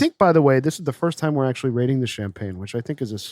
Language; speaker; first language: English; native; English